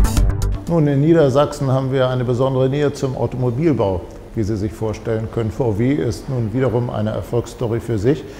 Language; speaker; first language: German; native; German